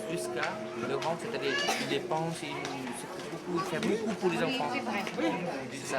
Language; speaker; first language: French; non-native, fluent; Vietnamese